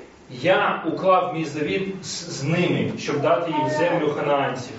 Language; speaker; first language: Ukrainian; non-native, fluent; Russian